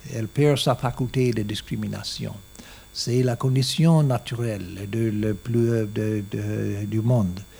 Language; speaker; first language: French; non-native, learner; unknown